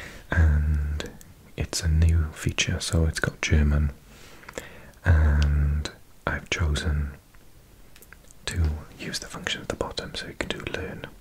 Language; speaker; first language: English; native; English